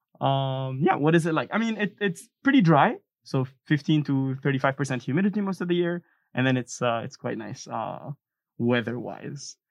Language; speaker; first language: English; non-native, fluent; Arabic